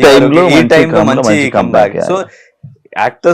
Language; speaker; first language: Telugu; non-native, local second language; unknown